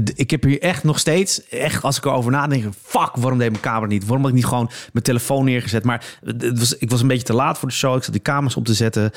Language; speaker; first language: Dutch; early bilingual, other home language; Polish